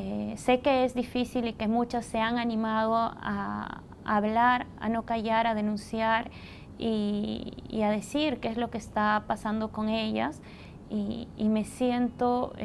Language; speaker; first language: Spanish; native; Spanish